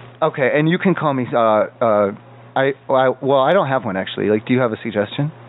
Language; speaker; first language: English; native; English